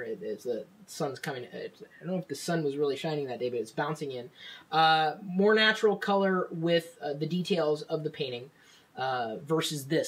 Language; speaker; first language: English; native; English